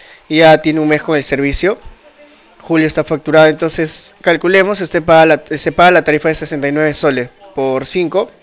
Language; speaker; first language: Spanish; native; Spanish